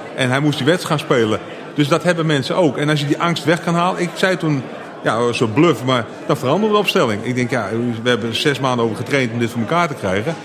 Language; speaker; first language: Dutch; native; Dutch